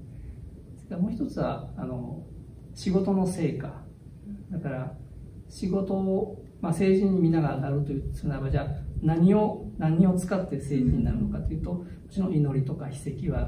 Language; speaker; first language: Japanese; native; Japanese